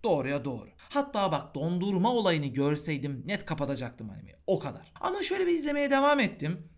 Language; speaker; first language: Turkish; native; Turkish